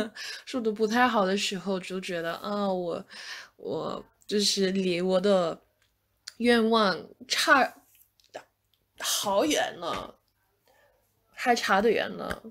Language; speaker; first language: Chinese; non-native, fluent; English